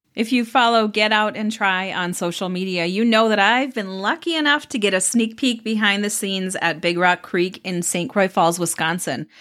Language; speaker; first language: English; native; English